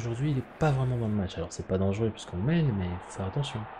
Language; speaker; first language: French; native; French